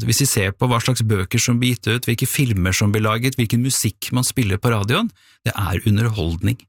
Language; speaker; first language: Norwegian; native; Norwegian